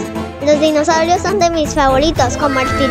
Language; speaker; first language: Spanish; early bilingual, heritage; Spanish